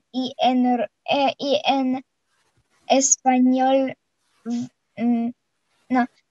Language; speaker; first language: Spanish; non-native, fluent; Russian